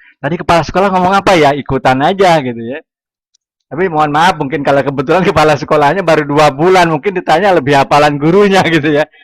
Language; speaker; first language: Indonesian; non-native, local second language; Sundanese